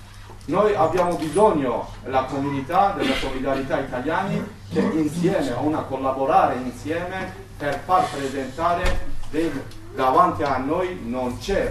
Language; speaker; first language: Italian; non-native, learner; Turkish